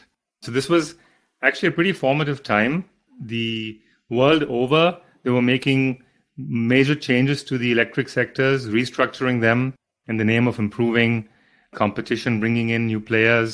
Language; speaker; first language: English; non-native, local second language; Hindi